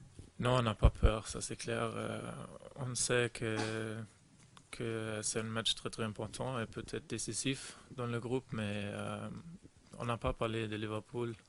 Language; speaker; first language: French; non-native, fluent; German